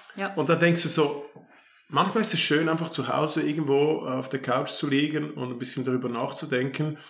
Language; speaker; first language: German; native; German